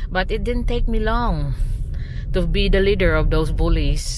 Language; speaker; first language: English; non-native, local second language; Cebuano